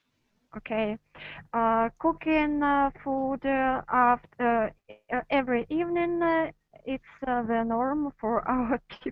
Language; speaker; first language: English; non-native, learner; Russian